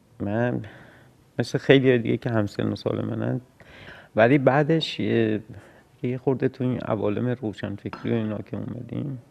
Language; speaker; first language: Persian; native; Persian